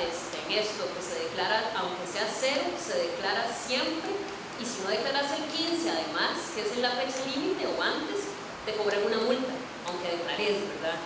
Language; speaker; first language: Spanish; native; Spanish